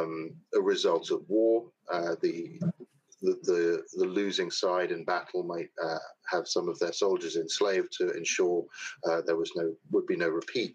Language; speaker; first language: English; native; English